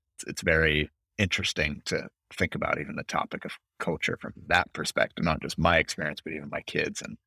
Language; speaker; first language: English; native; English